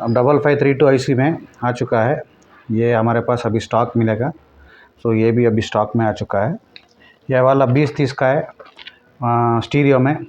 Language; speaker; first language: Hindi; non-native, local second language; Telugu